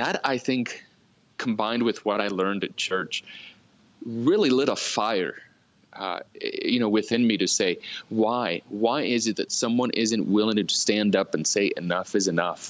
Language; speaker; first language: English; early bilingual, other home language; Spanish